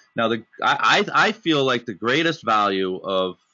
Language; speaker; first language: English; native; English